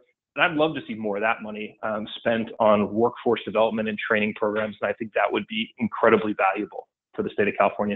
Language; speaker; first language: English; native; English